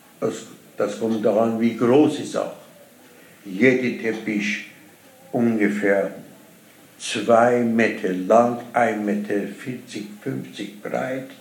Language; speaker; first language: German; non-native, learner; Persian